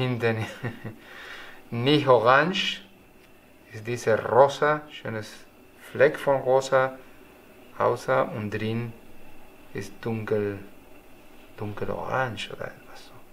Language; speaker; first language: German; non-native, learner; Spanish